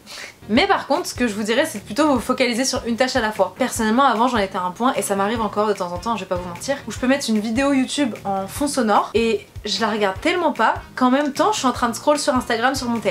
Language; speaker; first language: French; native; French